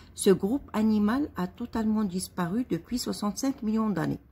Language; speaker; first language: French; non-native, local second language; Arabic